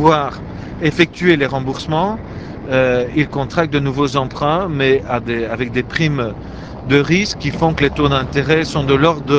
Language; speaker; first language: French; native; French